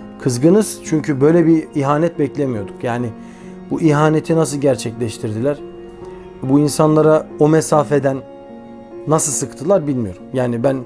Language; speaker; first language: Turkish; native; Turkish